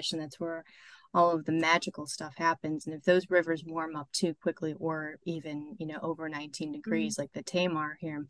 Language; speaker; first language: English; native; English